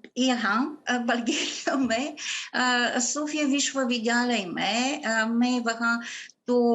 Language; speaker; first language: Hindi; non-native, fluent; Bulgarian